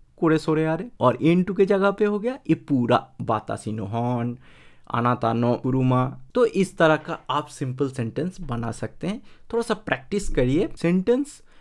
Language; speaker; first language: Hindi; native; Hindi